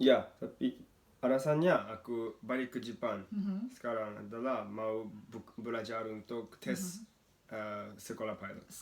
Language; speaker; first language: Indonesian; non-native, learner; Japanese